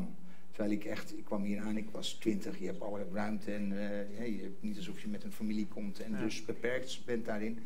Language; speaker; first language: Dutch; non-native, fluent; English